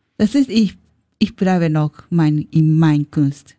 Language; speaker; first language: German; non-native, learner; Japanese